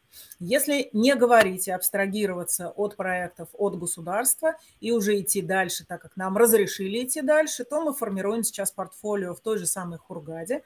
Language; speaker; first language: Russian; native; Russian